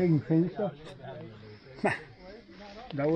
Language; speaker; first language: German; non-native, fluent; Bosnian